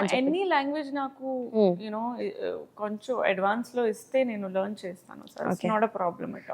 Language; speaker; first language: Telugu; non-native, learner; Hindi